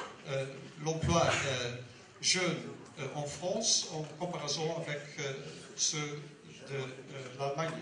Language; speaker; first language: French; non-native, learner; Dutch